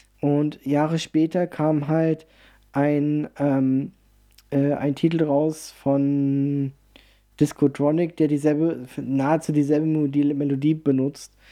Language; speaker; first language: German; early bilingual, other home language; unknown